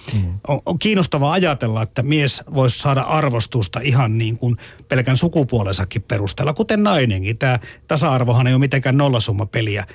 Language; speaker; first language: Finnish; native; Finnish